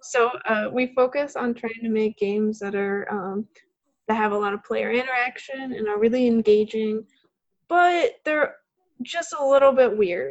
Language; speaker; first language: English; native; English